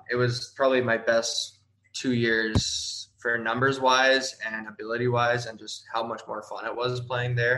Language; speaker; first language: English; native; English